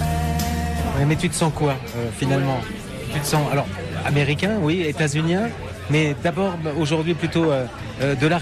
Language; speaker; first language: French; native; French